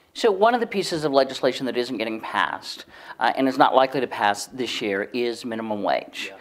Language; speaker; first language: English; native; English